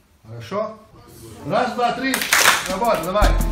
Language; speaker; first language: Russian; non-native, learner; Portuguese